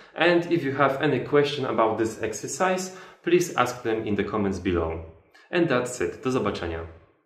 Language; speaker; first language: English; non-native, fluent; Polish